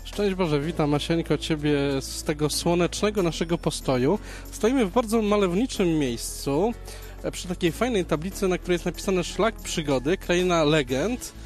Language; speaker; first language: Polish; native; Polish